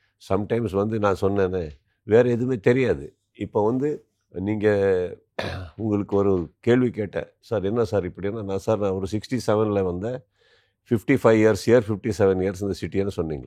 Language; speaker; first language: Tamil; non-native, local second language; Kannada